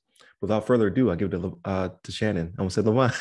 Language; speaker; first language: English; native; English